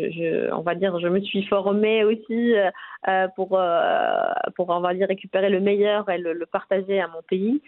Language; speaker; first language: French; non-native, local second language; Arabic